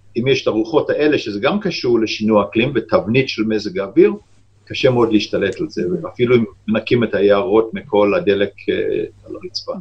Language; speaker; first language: Hebrew; non-native, fluent; English